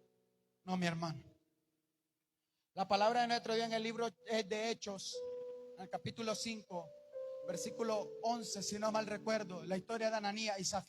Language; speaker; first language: Spanish; native; Spanish